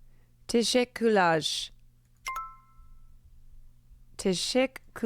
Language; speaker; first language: Turkish; non-native, learner; English